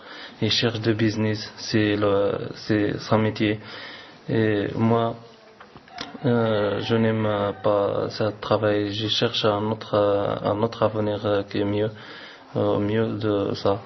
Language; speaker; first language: French; non-native, learner; Arabic